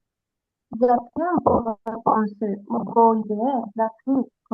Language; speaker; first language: French; non-native, learner; Spanish